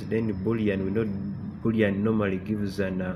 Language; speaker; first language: English; non-native, local second language; Ganda